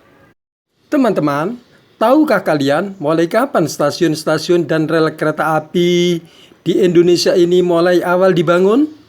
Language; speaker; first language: Indonesian; native; Indonesian